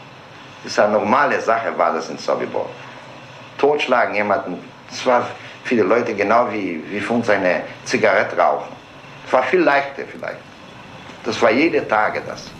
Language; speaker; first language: German; non-native, learner; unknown